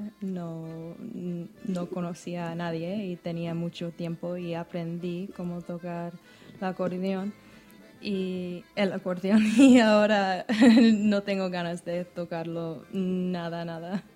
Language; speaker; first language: Spanish; non-native, learner; English